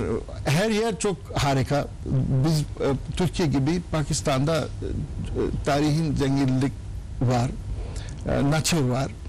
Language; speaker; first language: Turkish; non-native, learner; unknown